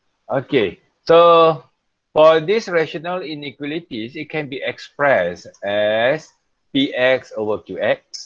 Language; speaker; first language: English; non-native, local second language; Malay